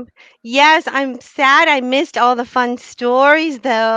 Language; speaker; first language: English; native; English